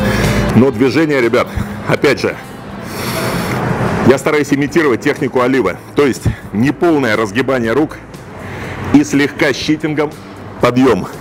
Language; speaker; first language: Russian; native; Russian